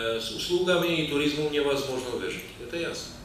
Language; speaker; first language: Russian; non-native, fluent; Czech